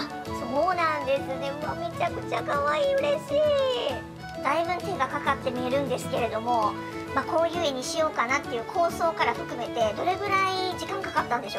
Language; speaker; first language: Japanese; native; Japanese